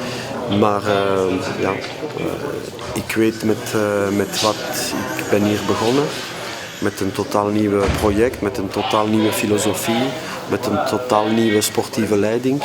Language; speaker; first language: Dutch; non-native, local second language; French